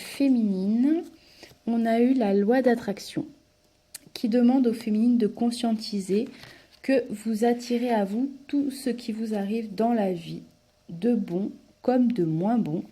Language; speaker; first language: French; native; French